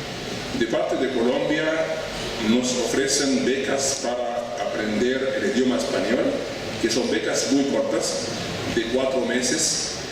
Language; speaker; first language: Spanish; non-native, fluent; Arabic